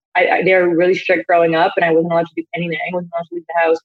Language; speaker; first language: English; native; English